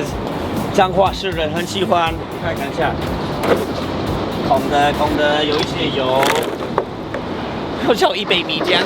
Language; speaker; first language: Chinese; non-native, fluent; English